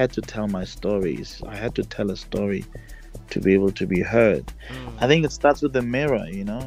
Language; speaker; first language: English; non-native, local second language; Tswana